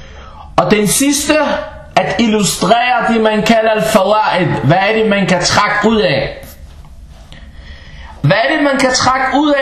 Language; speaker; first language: Danish; early bilingual, other home language; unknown